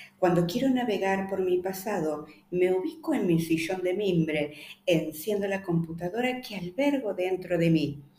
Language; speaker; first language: Spanish; native; Spanish